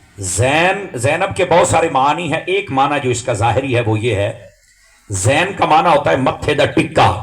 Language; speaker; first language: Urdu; non-native, local second language; Punjabi